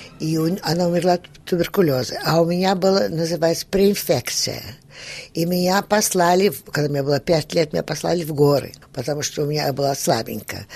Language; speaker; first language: Russian; early bilingual, heritage; Russian